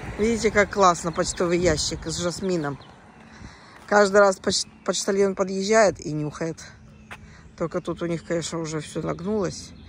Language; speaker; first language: Russian; native; Russian